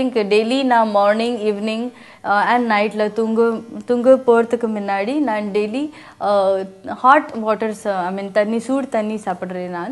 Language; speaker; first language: Tamil; non-native, learner; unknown